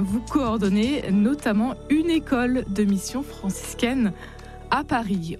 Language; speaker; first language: French; native; French